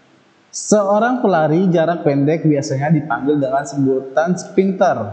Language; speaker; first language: Indonesian; native; Indonesian